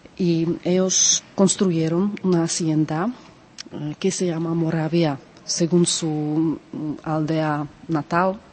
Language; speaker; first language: Spanish; non-native, fluent; Czech